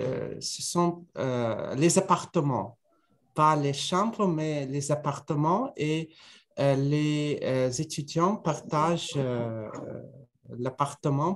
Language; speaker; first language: French; non-native, fluent; Russian